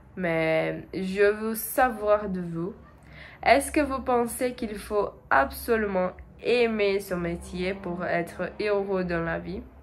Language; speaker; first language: French; non-native, learner; Portuguese